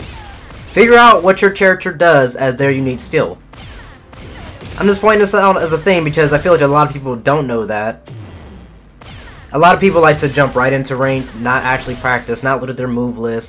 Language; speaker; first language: English; native; English